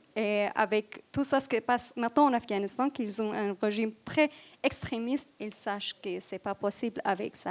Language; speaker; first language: French; non-native, fluent; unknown